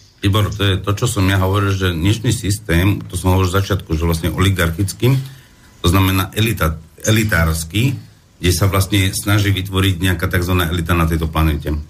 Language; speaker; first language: Slovak; non-native, fluent; Arabic